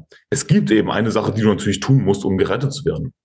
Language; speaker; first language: German; native; German